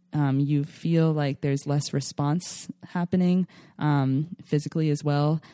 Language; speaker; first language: English; native; English